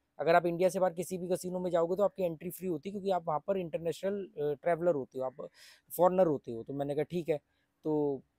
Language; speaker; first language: Hindi; native; Hindi